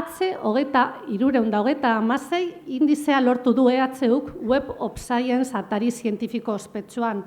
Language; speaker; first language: Basque; native; Basque